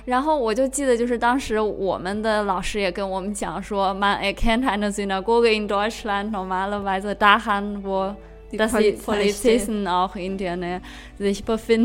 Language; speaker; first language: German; non-native, fluent; Chinese